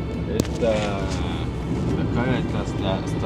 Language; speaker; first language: Russian; non-native, learner; Arabic